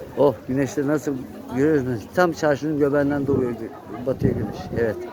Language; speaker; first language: Turkish; native; Turkish